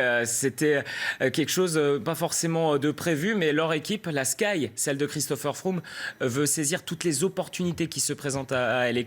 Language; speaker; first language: French; native; French